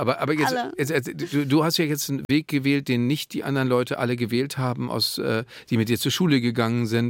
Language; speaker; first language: German; native; German